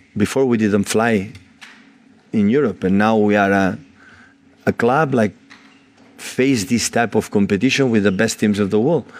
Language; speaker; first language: English; non-native, fluent; Catalan